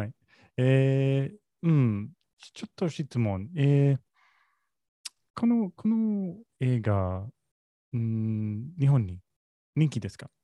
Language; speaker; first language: Japanese; non-native, learner; English